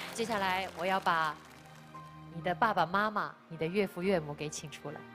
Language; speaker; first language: Chinese; native; Chinese